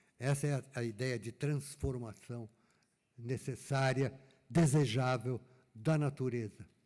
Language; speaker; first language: Portuguese; native; Portuguese